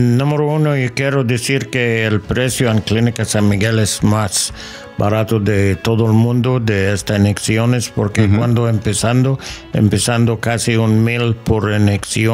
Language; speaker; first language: Spanish; non-native, learner; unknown